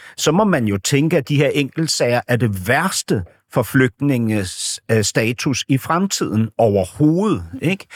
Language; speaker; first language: Danish; native; Danish